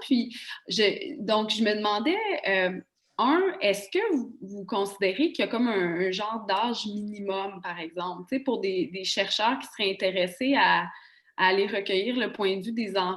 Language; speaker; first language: French; native; French